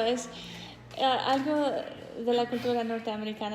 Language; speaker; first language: Spanish; non-native, fluent; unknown